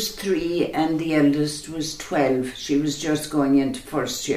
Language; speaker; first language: English; native; English